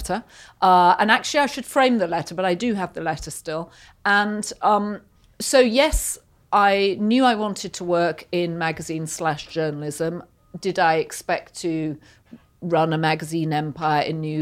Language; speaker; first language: English; native; English